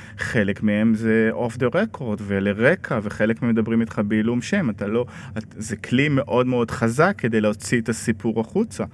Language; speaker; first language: Hebrew; native; Hebrew